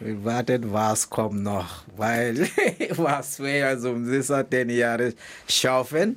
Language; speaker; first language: German; non-native, learner; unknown